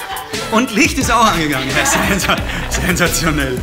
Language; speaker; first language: German; native; German